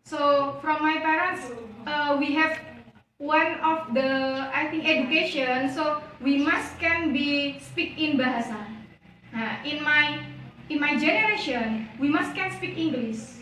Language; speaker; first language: English; non-native, learner; Javanese